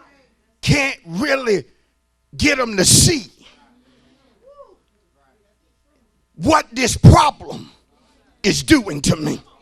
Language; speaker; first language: English; native; English